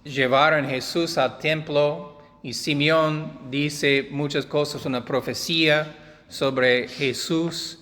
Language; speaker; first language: Spanish; non-native, fluent; English